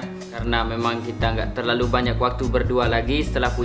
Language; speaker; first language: Indonesian; non-native, local second language; Sasak